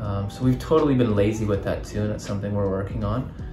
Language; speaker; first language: English; native; English